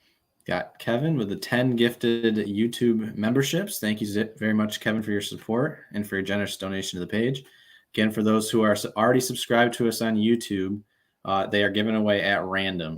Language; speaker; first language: English; native; English